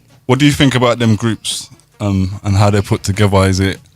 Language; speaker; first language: English; native; English